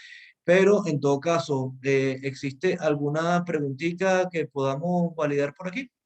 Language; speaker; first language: Spanish; native; Spanish